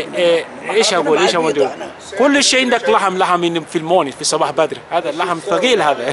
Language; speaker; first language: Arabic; non-native, learner; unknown